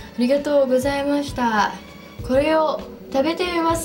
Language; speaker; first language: Japanese; non-native, learner; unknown